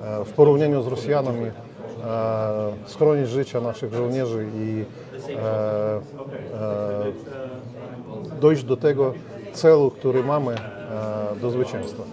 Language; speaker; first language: Polish; non-native, learner; Ukrainian